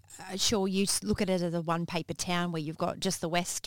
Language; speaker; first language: English; native; English